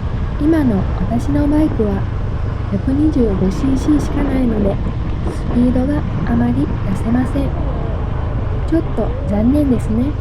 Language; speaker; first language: Japanese; non-native, fluent; Vietnamese